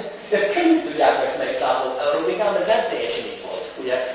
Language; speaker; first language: Hungarian; native; Hungarian